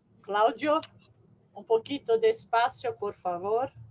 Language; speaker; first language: Spanish; non-native, learner; Portuguese